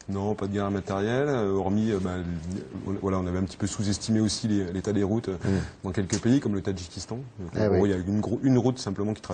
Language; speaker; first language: French; native; French